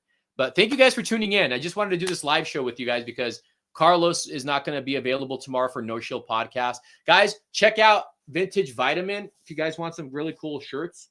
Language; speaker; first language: English; native; English